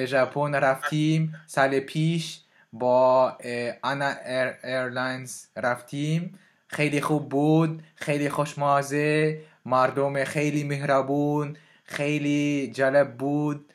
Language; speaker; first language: Persian; non-native, learner; French